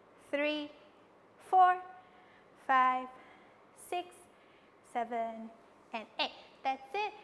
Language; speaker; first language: English; non-native, local second language; Cantonese